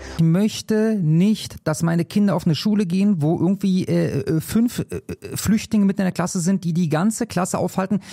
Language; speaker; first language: German; native; German